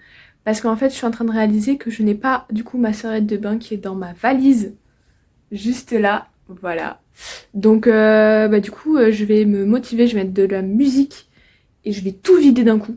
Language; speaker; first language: French; native; French